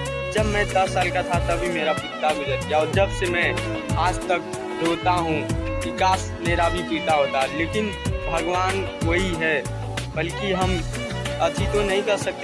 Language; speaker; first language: Hindi; non-native, local second language; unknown